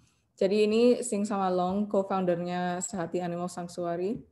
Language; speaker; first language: Indonesian; non-native, learner; English